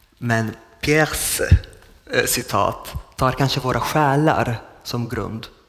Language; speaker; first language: Swedish; non-native, fluent; Arabic